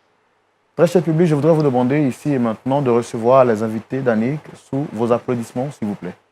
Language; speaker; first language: French; native; French